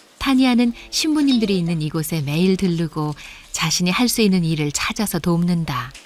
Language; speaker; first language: Korean; native; Korean